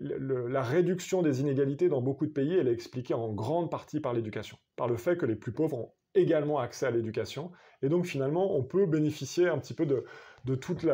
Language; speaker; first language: French; native; French